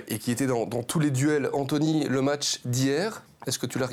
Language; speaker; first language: French; native; French